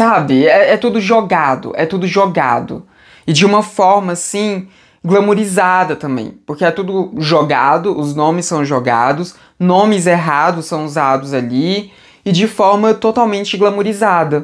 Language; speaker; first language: Portuguese; native; Portuguese